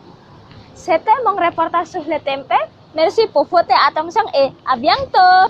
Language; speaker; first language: French; non-native, learner; Indonesian